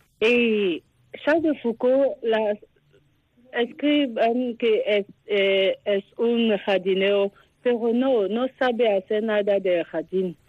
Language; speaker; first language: Spanish; non-native, learner; French